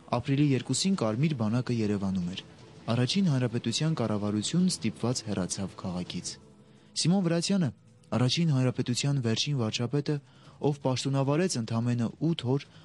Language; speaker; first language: Armenian; native; Armenian